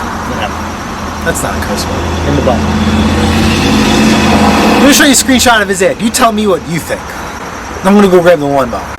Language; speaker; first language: English; native; English